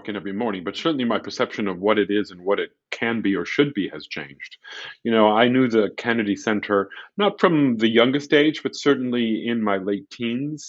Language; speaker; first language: English; native; English